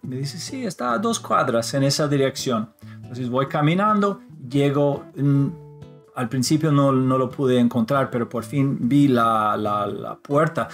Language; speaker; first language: Spanish; non-native, fluent; English